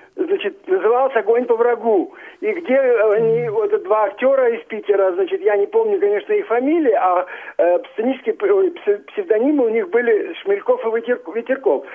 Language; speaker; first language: Russian; native; Russian